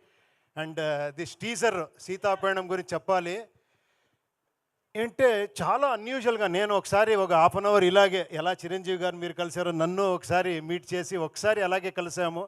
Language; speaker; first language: Telugu; non-native, local second language; Kannada